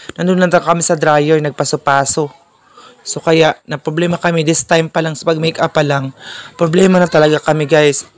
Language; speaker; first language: Filipino; non-native, local second language; Cebuano